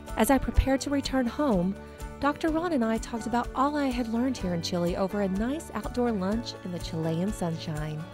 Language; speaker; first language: English; native; English